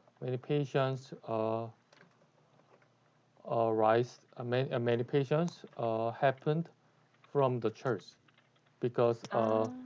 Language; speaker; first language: English; non-native, learner; Korean